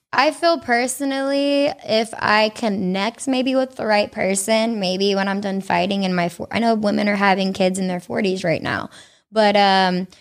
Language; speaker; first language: English; early bilingual, other home language; Italian